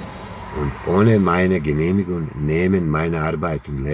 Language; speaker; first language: German; non-native, learner; Croatian